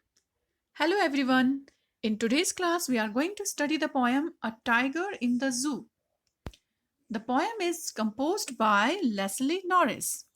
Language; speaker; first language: English; non-native, local second language; Hindi